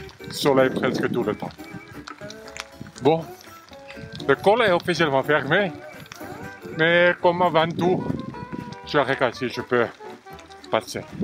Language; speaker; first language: French; non-native, fluent; Finnish